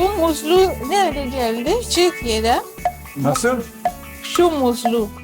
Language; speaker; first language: Turkish; non-native, learner; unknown